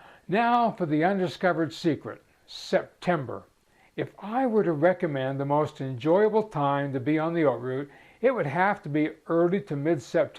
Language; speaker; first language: English; native; English